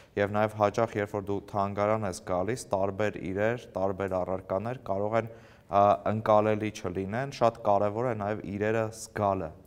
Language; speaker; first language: Armenian; native; Armenian